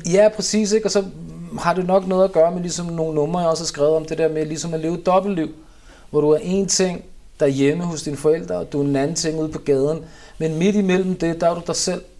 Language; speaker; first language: Danish; early bilingual, other home language; Urdu